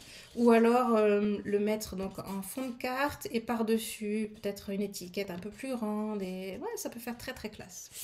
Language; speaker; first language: French; native; French